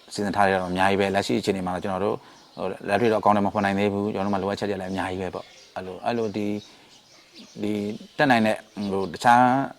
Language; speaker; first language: Burmese; native; Burmese